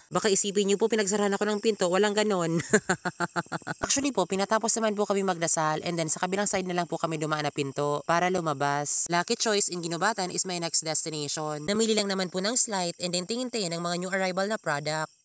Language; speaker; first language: Filipino; non-native, local second language; Bikol